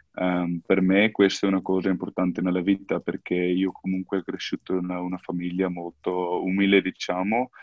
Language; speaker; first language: Italian; non-native, fluent; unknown